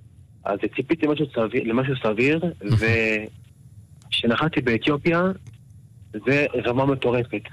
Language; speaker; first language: Hebrew; early bilingual, other home language; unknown